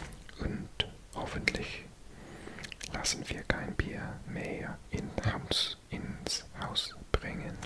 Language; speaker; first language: German; non-native, learner; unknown